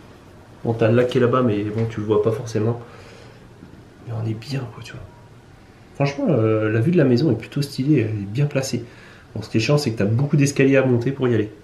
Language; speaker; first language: French; native; French